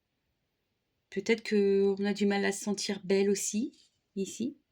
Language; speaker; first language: French; native; French